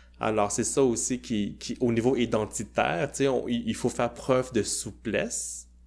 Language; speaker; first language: French; early bilingual, other home language; Cantonese